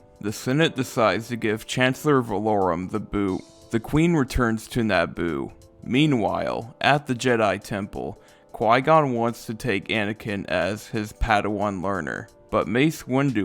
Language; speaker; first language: English; native; English